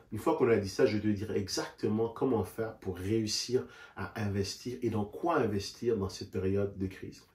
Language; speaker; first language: French; native; French